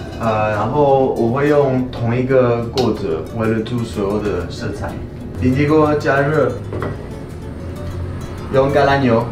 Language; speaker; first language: Chinese; non-native, fluent; French